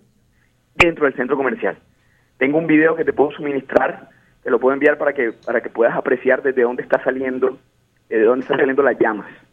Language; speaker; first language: Spanish; native; Spanish